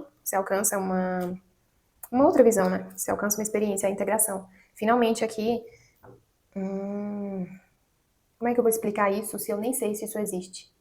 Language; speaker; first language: Portuguese; native; Portuguese